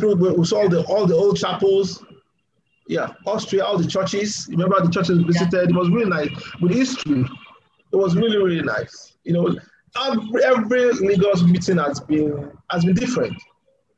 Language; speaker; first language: English; non-native, local second language; Yoruba